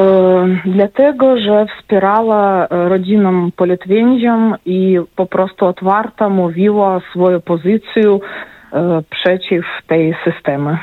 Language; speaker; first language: Polish; non-native, fluent; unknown